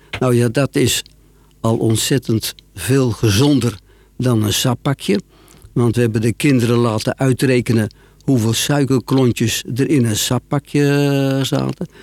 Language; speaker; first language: Dutch; native; Dutch